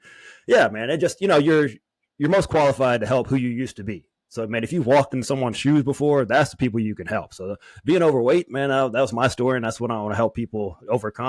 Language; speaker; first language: English; native; English